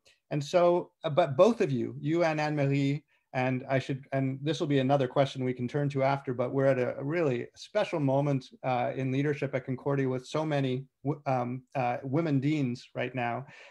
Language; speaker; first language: English; native; English